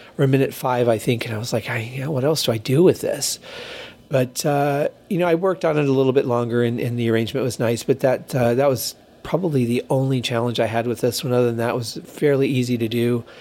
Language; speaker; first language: English; native; English